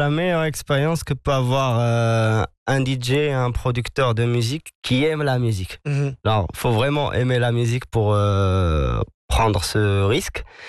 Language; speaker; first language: French; non-native, local second language; Arabic